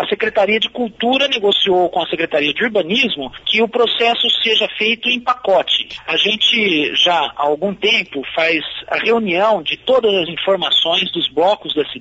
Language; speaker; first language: Portuguese; native; Portuguese